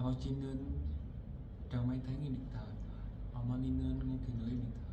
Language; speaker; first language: Korean; non-native, learner; Vietnamese